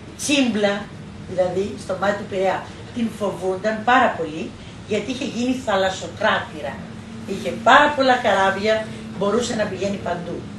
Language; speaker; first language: Greek; native; Greek